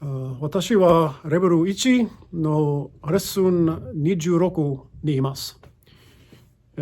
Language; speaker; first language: Japanese; non-native, learner; English